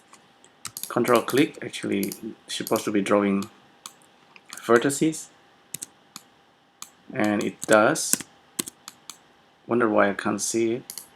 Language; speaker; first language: English; non-native, fluent; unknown